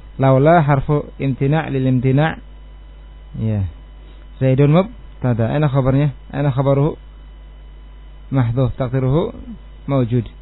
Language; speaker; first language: Arabic; non-native, fluent; Indonesian